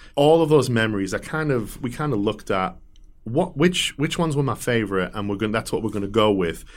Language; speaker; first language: English; native; English